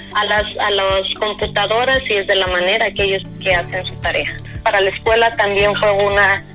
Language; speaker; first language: Spanish; native; Spanish